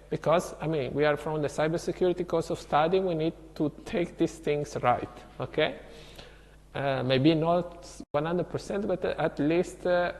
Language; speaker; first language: English; non-native, fluent; Italian